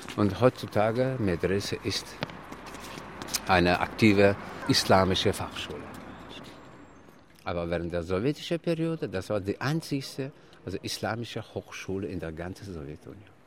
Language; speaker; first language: German; non-native, learner; Tajik